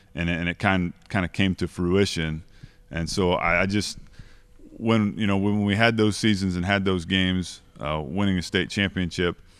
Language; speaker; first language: English; native; English